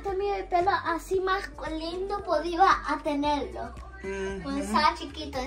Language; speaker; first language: Spanish; early bilingual, heritage; Spanish